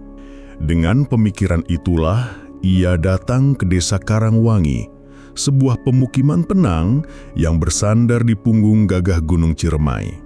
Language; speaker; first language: Indonesian; native; Indonesian